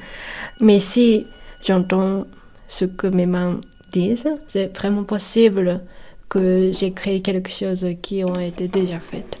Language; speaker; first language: French; non-native, fluent; Japanese